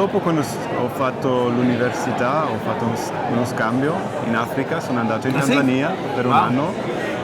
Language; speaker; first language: Italian; non-native, local second language; French